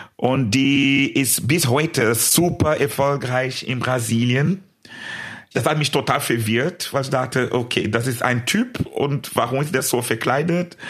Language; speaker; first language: German; non-native, fluent; Portuguese